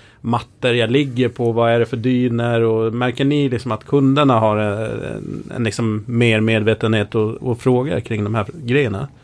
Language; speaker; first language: Swedish; native; Swedish